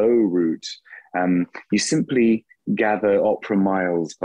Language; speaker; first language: English; native; English